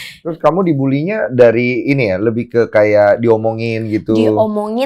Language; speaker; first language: Indonesian; native; Indonesian